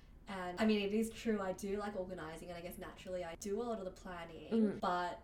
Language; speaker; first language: English; non-native, local second language; Cantonese